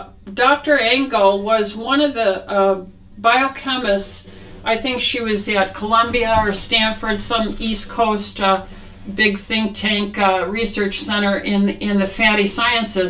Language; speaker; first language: English; native; English